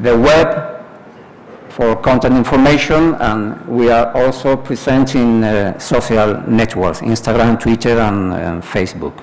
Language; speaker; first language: English; non-native, fluent; Spanish